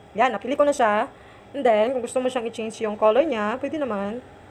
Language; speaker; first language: Filipino; non-native, local second language; Cebuano